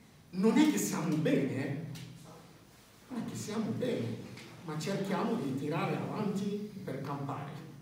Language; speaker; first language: Italian; non-native, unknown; French